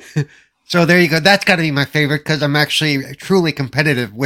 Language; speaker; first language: English; native; English